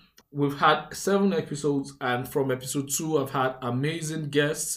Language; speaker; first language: English; non-native, local second language; Igbo